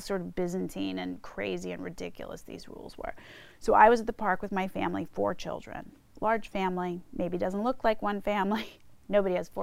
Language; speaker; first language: English; native; English